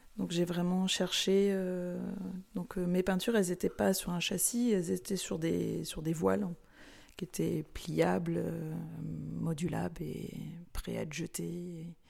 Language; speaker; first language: French; native; French